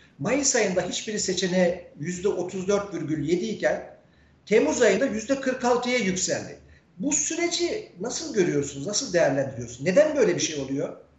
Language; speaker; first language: Turkish; native; Turkish